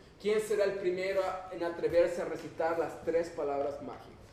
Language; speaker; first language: Spanish; native; Spanish